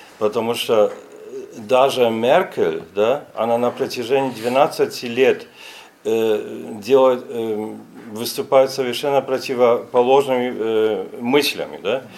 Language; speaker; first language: Russian; non-native, fluent; German